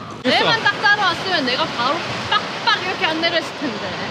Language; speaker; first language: Korean; native; Korean